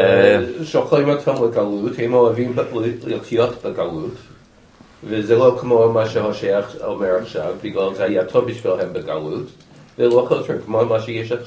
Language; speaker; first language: Hebrew; non-native, learner; English